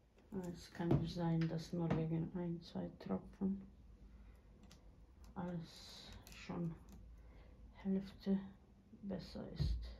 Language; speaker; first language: German; non-native, learner; Bosnian